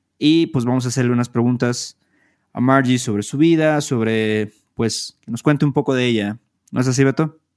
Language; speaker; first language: Spanish; native; Spanish